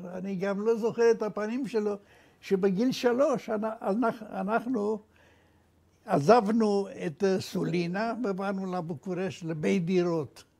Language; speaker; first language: Hebrew; non-native, fluent; Romanian